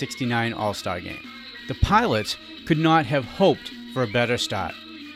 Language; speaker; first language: English; native; English